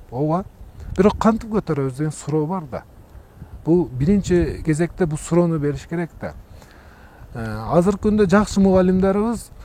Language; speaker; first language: Kyrgyz; non-native, local second language; Uzbek